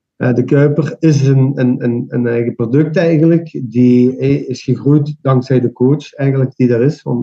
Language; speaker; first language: Dutch; native; Dutch